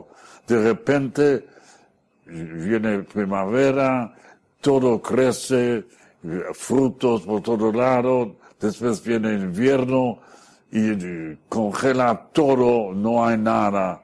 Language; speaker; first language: Spanish; non-native, fluent; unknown